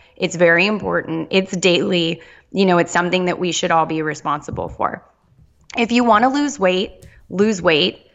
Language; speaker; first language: English; native; English